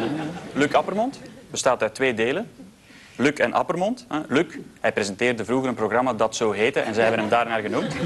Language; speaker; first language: Dutch; native; Dutch